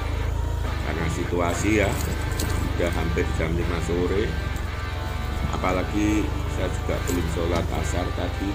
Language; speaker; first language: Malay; non-native, local second language; Javanese